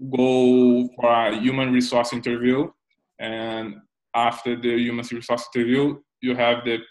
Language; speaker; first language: English; non-native, learner; Portuguese